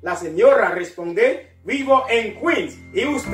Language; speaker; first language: Spanish; non-native, fluent; Haitian Creole